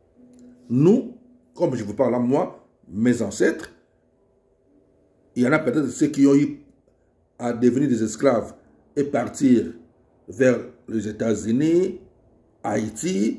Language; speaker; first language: French; non-native, local second language; Lingala